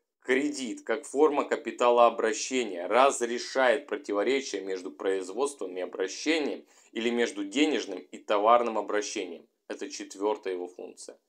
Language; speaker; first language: Russian; native; Russian